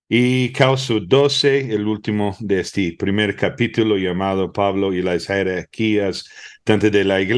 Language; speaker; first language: Spanish; early bilingual, heritage; Spanish